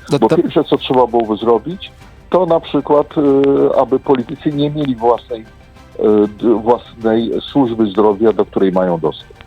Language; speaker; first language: Polish; native; Polish